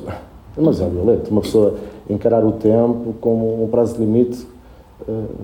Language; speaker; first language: Portuguese; early bilingual, other home language; Spanish